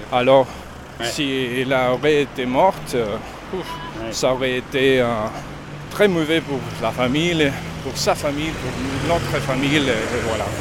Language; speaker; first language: French; non-native, learner; Spanish